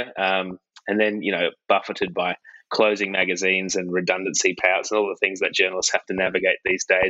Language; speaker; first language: English; native; English